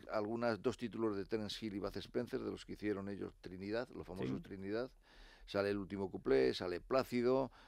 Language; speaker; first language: Spanish; native; Spanish